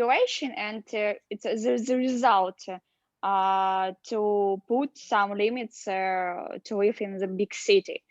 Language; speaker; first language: English; non-native, learner; Russian